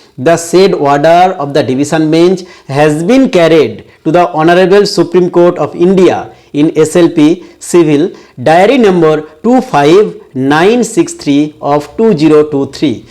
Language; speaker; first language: English; non-native, local second language; Bangla